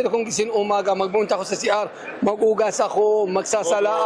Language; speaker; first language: Filipino; non-native, learner; Arabic